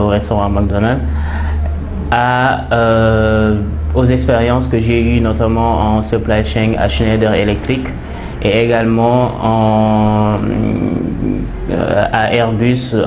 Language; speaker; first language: French; non-native, local second language; Wolof